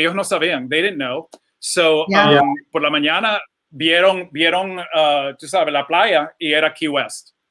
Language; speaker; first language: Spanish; early bilingual, other home language; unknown